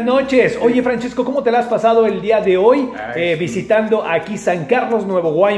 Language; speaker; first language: Spanish; native; Spanish